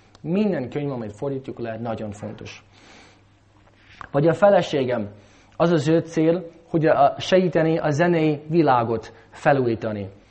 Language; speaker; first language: Hungarian; non-native, fluent; English